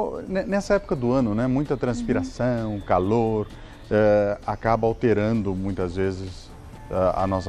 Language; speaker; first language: Portuguese; native; Portuguese